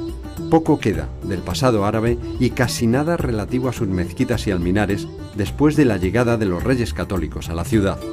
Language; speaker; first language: Spanish; native; Spanish